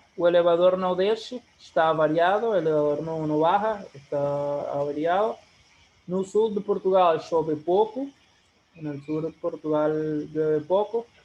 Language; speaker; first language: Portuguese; non-native, fluent; Spanish